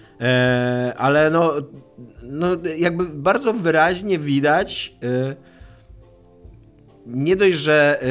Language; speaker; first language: Polish; native; Polish